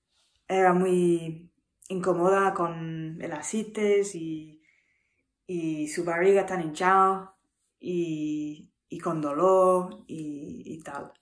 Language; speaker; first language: Spanish; non-native, learner; English